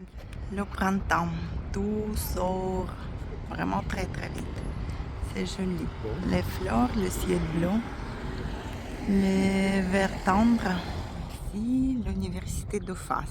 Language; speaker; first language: French; non-native, fluent; Russian